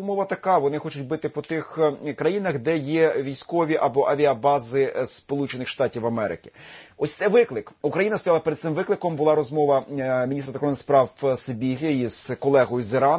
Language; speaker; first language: Ukrainian; native; Ukrainian